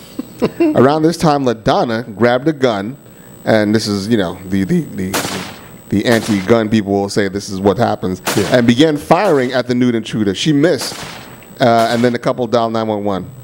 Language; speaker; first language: English; native; English